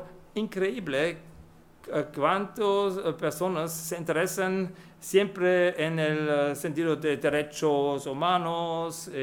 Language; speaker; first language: Spanish; non-native, fluent; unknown